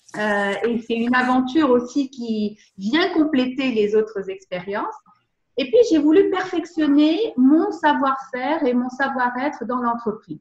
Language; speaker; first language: French; non-native, local second language; Arabic